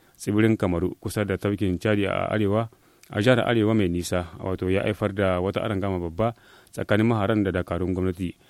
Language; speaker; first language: Hausa; native; Hausa